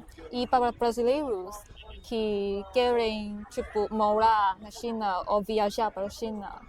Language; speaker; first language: Portuguese; non-native, fluent; Chinese